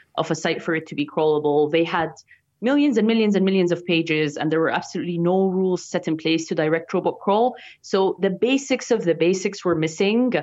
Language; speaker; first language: English; non-native, fluent; Arabic